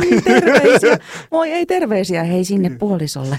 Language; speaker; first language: Finnish; native; Finnish